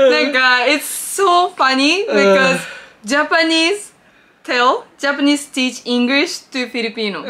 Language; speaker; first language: English; non-native, learner; Japanese